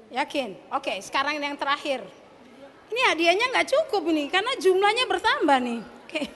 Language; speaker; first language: Indonesian; native; Indonesian